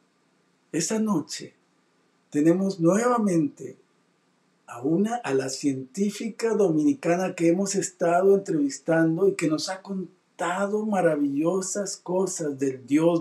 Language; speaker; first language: Spanish; native; Spanish